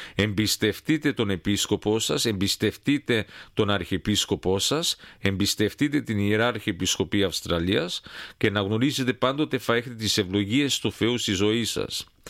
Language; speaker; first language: Greek; early bilingual, heritage; Greek